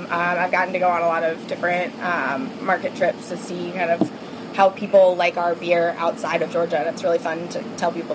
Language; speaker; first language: English; native; English